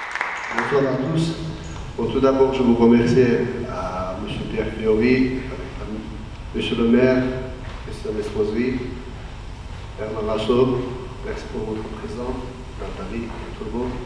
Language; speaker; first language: French; non-native, fluent; Armenian